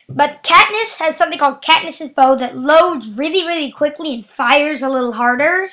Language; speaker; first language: English; native; English